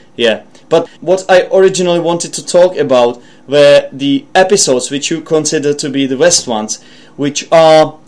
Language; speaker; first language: English; non-native, fluent; Czech